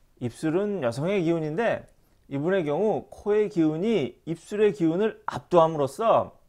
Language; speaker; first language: Korean; native; Korean